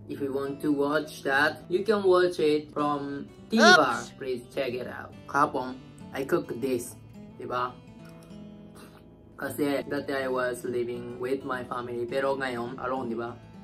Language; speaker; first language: English; non-native, learner; Japanese